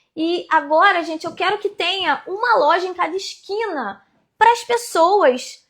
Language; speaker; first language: Portuguese; native; Portuguese